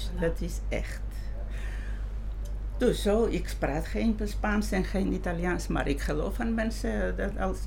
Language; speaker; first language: Dutch; non-native, fluent; Georgian